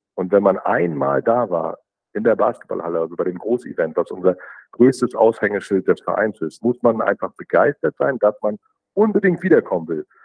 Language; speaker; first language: German; native; German